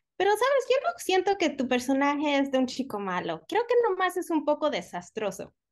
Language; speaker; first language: Spanish; early bilingual, heritage; Spanish